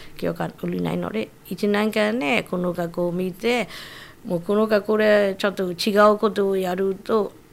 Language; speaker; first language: Japanese; non-native, fluent; Burmese